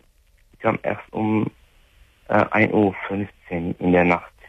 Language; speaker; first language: German; non-native, fluent; Arabic